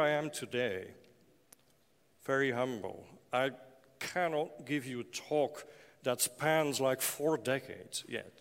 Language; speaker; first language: English; non-native, fluent; Dutch